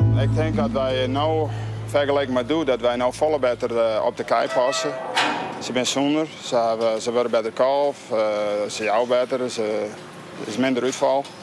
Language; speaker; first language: Dutch; non-native, local second language; Western Frisian